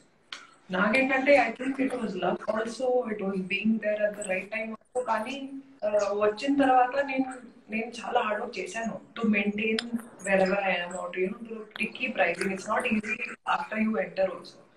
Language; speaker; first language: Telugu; non-native, fluent; Hindi